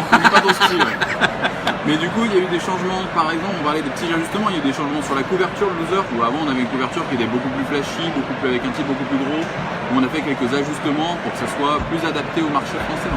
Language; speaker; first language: French; native; French